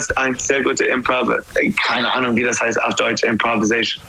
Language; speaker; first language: German; non-native, learner; English